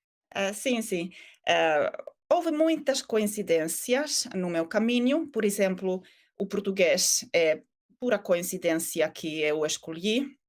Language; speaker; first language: Portuguese; non-native, fluent; Finnish